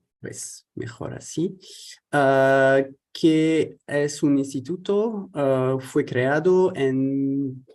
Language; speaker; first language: Spanish; non-native, fluent; French